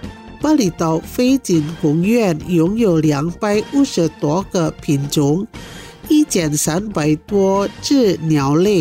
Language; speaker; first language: Chinese; early bilingual, heritage; Chinese